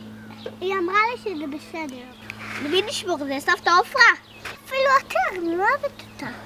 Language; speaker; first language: Hebrew; early bilingual, other home language; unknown